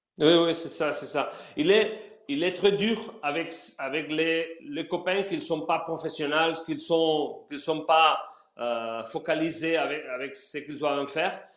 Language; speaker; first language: French; non-native, learner; Spanish